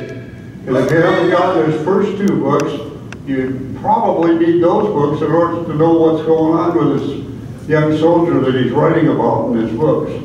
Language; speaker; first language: English; native; English